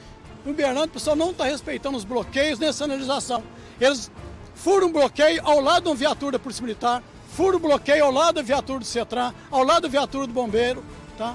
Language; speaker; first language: Portuguese; native; Portuguese